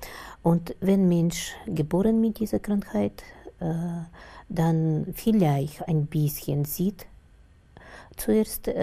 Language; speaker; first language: German; non-native, learner; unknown